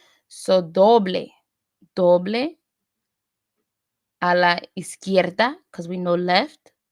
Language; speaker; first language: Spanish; non-native, learner; English